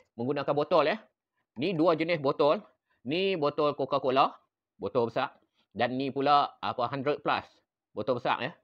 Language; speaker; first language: Malay; native; Malay